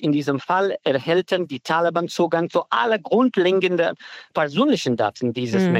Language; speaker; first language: German; non-native, learner; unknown